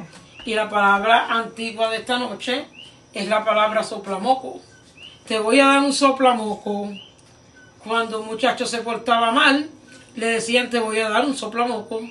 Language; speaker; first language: Spanish; native; Spanish